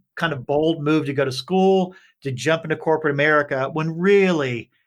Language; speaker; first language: English; native; English